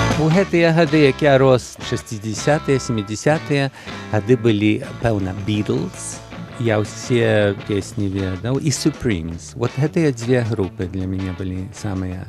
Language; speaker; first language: Belarusian; early bilingual, heritage; Belarusian